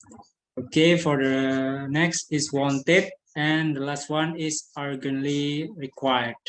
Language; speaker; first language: English; non-native, learner; Indonesian